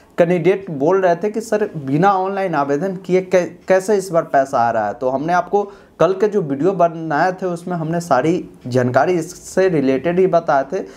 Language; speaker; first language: Hindi; native; Hindi